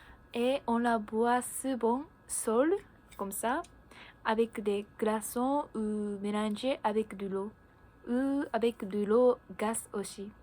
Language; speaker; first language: French; non-native, learner; Japanese